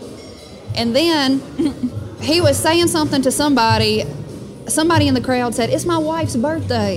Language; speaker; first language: English; native; English